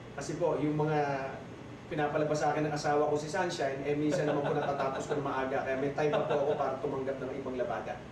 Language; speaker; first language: Filipino; native; Filipino